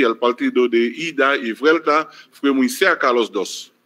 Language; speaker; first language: Spanish; non-native, fluent; Haitian Creole